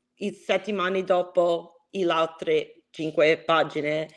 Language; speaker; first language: Italian; non-native, learner; English